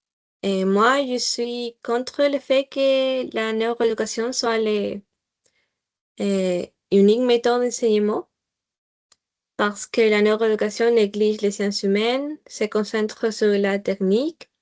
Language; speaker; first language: French; non-native, learner; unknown